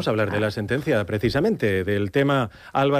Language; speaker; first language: Spanish; native; Spanish